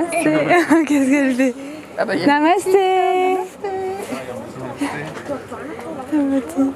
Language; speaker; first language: French; native; French